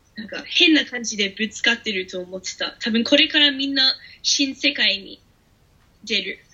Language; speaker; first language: Japanese; non-native, fluent; English